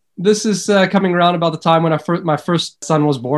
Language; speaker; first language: English; native; English